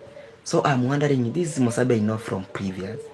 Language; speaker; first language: English; non-native, learner; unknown